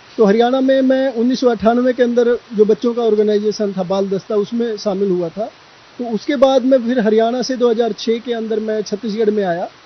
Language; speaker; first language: Hindi; native; Hindi